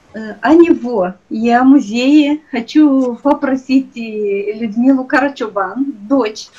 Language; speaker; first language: Russian; non-native, local second language; Romanian